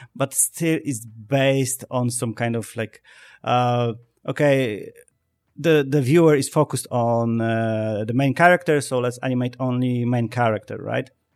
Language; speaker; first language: English; non-native, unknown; Polish